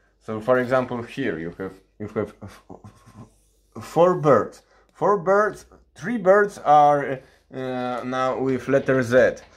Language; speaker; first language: English; non-native, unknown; Polish